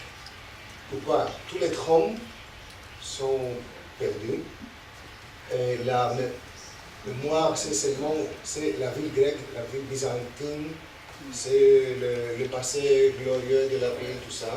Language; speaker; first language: French; non-native, fluent; Greek